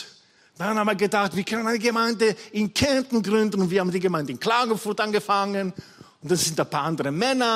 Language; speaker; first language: German; non-native, fluent; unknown